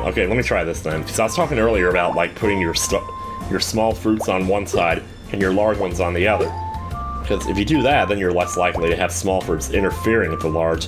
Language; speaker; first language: English; native; English